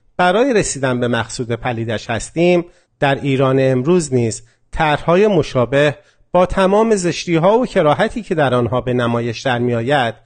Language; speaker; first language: Persian; non-native, local second language; Azerbaijani